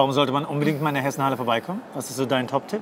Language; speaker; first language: German; native; German